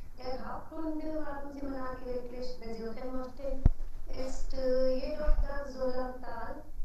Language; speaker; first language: German; non-native, learner; Hindi